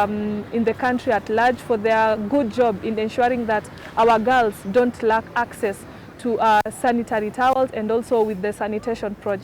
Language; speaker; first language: English; non-native, local second language; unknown